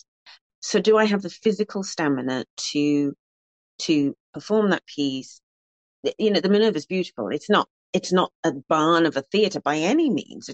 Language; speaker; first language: English; native; English